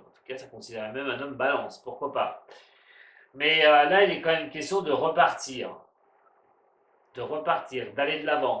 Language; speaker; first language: French; native; French